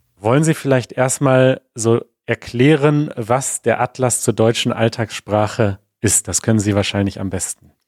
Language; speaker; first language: German; native; German